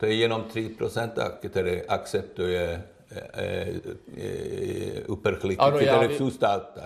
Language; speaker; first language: Czech; non-native, learner; Swedish